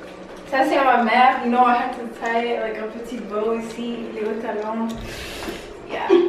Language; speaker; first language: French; early bilingual, other home language; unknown